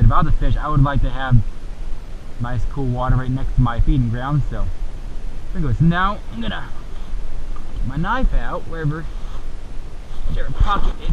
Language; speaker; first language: English; native; English